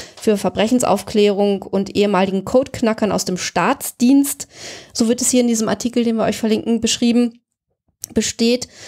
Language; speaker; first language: German; native; German